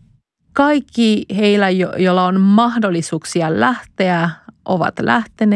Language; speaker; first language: Finnish; non-native, fluent; Spanish